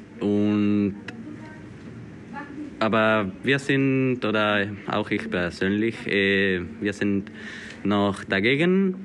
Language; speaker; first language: German; non-native, learner; Spanish